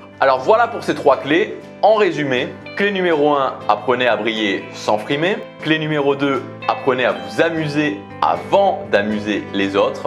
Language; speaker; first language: French; native; French